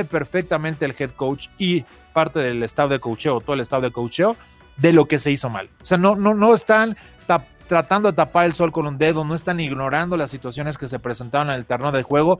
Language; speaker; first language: Spanish; native; Spanish